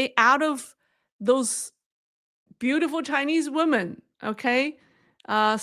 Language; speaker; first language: English; non-native, fluent; Chinese